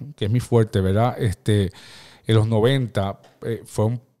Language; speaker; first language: Spanish; native; Spanish